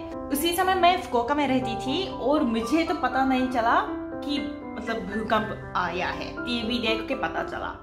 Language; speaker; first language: Hindi; non-native, fluent; Japanese